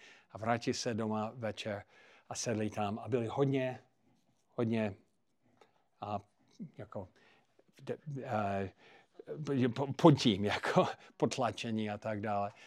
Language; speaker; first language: Czech; non-native, fluent; English